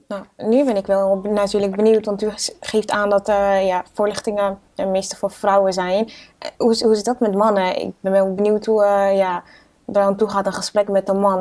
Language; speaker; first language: Dutch; native; Dutch